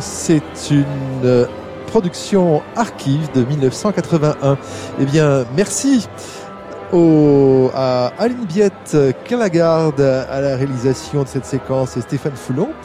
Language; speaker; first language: French; native; French